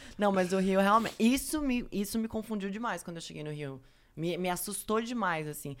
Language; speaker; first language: Portuguese; native; Portuguese